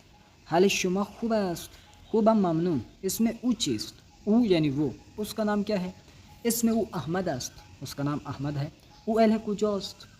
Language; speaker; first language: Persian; non-native, fluent; Urdu